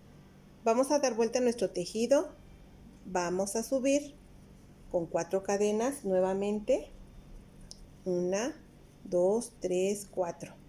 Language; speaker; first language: Spanish; native; Spanish